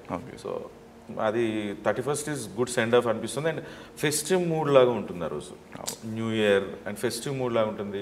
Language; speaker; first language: Telugu; native; Telugu